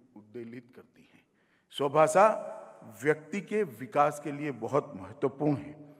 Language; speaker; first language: Hindi; non-native, local second language; Gujarati